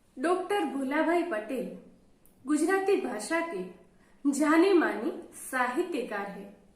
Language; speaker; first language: Hindi; non-native, local second language; Gujarati